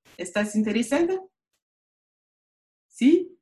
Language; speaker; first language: Spanish; non-native, learner; French